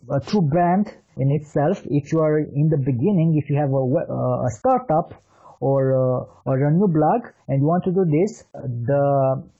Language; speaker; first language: English; non-native, fluent; Romanian